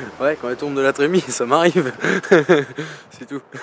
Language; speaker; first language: French; native; French